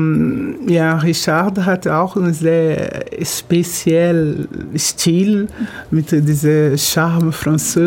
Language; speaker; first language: German; non-native, fluent; Portuguese